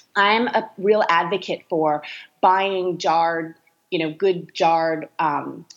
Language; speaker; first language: English; native; English